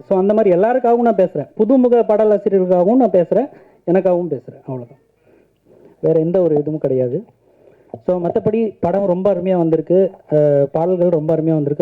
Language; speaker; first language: Tamil; native; Tamil